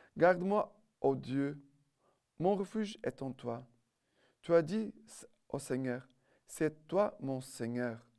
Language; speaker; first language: French; non-native, fluent; Portuguese